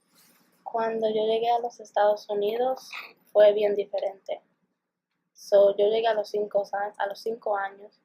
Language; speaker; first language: Spanish; early bilingual, other home language; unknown